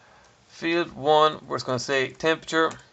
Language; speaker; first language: English; native; English